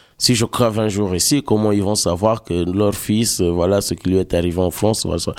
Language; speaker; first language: French; non-native, local second language; Lingala